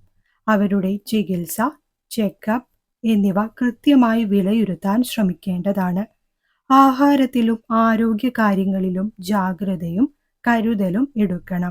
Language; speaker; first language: Malayalam; native; Malayalam